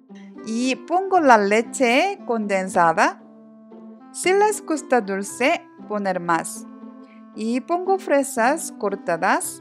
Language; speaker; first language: Spanish; non-native, learner; Korean